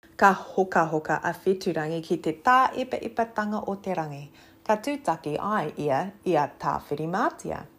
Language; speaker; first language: Māori; non-native, local second language; English